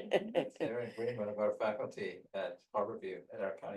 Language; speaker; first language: English; native; English